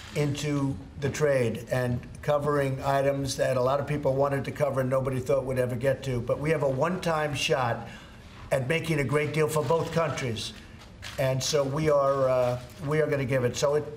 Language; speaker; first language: English; native; English